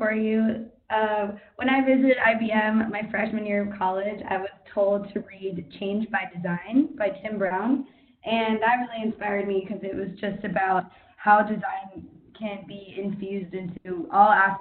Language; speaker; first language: English; native; English